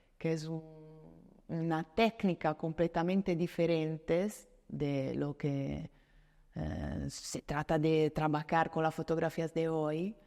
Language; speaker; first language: Spanish; non-native, fluent; Italian